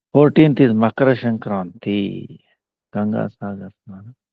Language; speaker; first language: English; non-native, local second language; Kannada